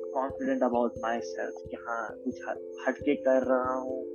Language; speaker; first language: Hindi; native; Hindi